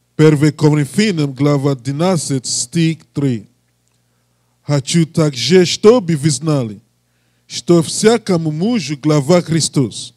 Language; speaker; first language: Russian; non-native, learner; English